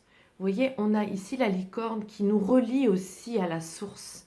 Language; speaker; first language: French; native; French